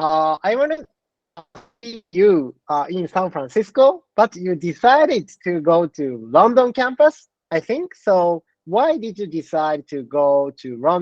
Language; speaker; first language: English; non-native, learner; Japanese